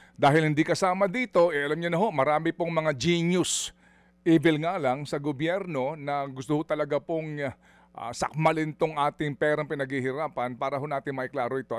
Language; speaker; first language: Filipino; native; Filipino